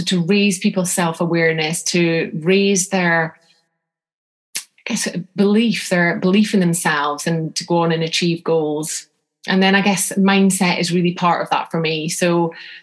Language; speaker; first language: English; native; English